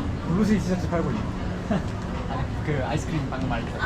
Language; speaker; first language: Korean; native; Korean